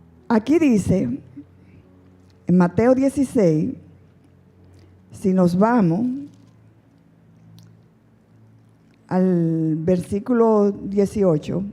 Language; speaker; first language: Spanish; native; Spanish